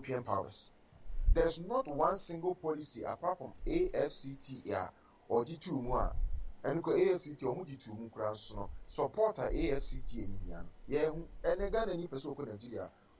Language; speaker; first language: English; non-native, local second language; Akan